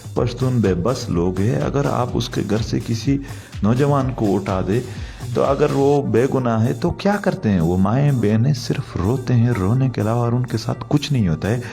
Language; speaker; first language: Urdu; non-native, local second language; Pashto